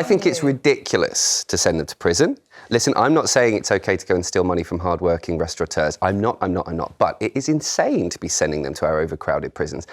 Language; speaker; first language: English; native; English